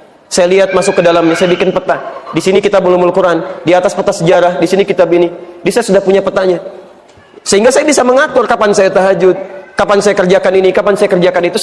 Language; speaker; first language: Indonesian; native; Indonesian